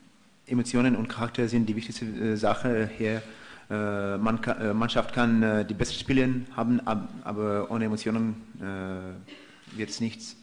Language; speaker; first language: German; non-native, fluent; Russian